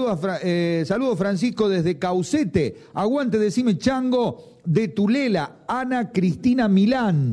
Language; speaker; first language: Spanish; native; Spanish